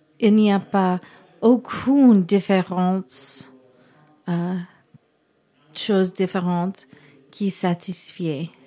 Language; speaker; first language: French; non-native, learner; English